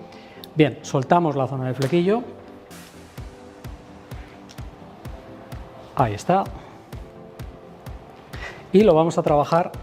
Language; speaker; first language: Spanish; native; Spanish